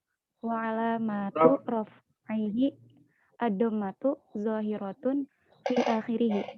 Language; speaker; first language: Arabic; non-native, learner; Indonesian